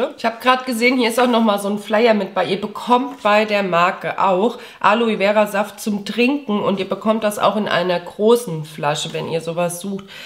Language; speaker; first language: German; native; German